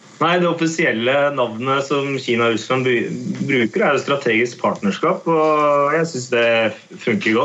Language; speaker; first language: Norwegian; native; Norwegian